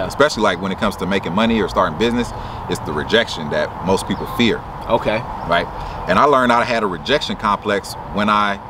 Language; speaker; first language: English; native; English